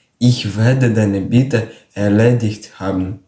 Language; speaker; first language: German; non-native, learner; Ukrainian